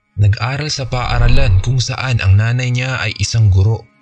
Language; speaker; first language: Filipino; native; Filipino